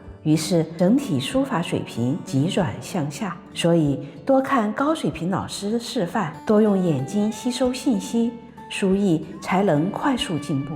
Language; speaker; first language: Chinese; native; Chinese